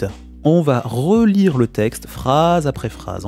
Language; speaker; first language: French; native; French